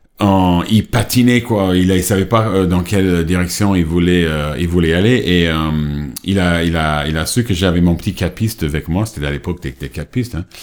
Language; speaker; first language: French; non-native, fluent; English